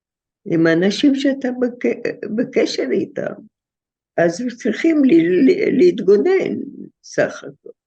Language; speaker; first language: Hebrew; non-native, fluent; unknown